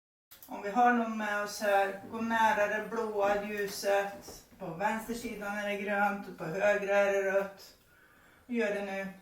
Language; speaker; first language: Swedish; native; Swedish